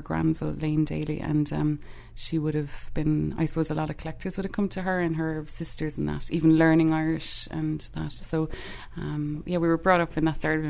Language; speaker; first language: English; native; English